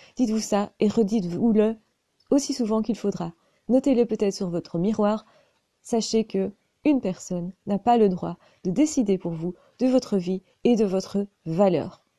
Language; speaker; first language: French; native; French